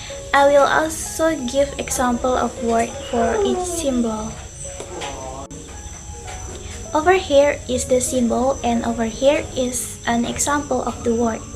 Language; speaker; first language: English; non-native, learner; Indonesian